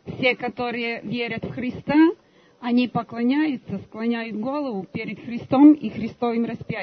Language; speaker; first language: Russian; non-native, learner; Serbian